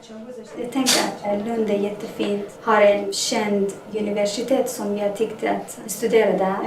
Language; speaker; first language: Swedish; non-native, learner; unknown